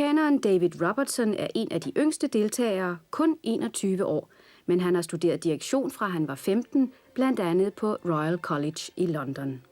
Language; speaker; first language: Danish; native; Danish